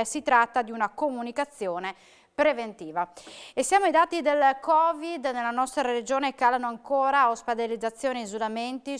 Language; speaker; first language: Italian; native; Italian